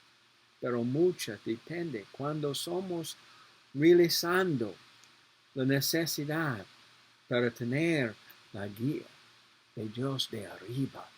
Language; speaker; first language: Spanish; non-native, learner; English